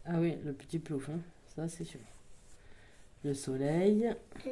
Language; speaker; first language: French; native; French